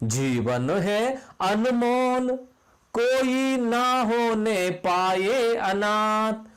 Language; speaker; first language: Hindi; non-native, local second language; Kannada